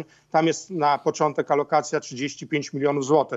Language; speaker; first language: Polish; native; Polish